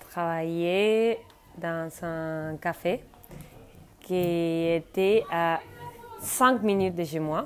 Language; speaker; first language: French; non-native, fluent; Spanish